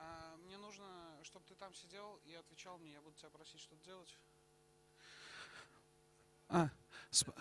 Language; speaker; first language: Russian; native; Russian